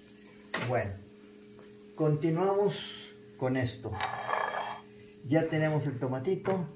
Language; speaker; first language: Spanish; native; Spanish